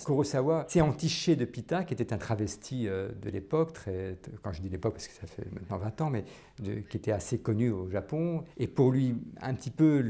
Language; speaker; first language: French; native; French